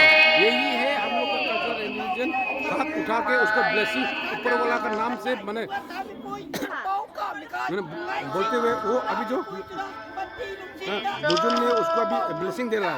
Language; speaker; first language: Hindi; non-native, local second language; Rongmei Naga